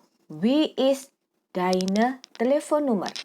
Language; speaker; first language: German; non-native, fluent; Indonesian